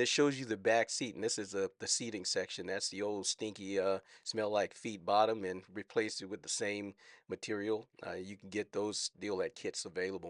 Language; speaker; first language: English; native; English